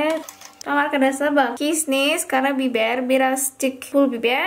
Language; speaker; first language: Turkish; non-native, learner; Indonesian